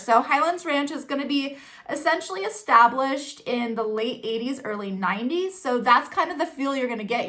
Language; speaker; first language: English; native; English